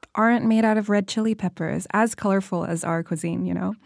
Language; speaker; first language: English; non-native, fluent; Indonesian